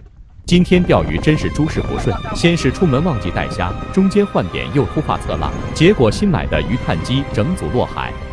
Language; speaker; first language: Chinese; native; Chinese